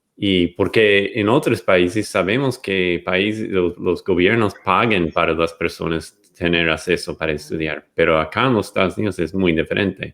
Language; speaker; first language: Spanish; non-native, fluent; English